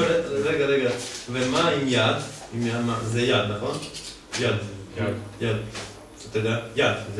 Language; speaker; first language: Hebrew; non-native, fluent; Serbian